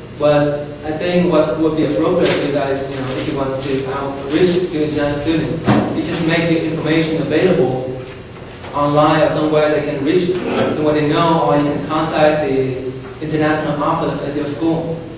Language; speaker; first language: English; non-native, fluent; Vietnamese